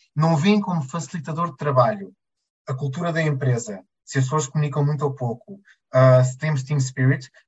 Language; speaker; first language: Portuguese; native; Portuguese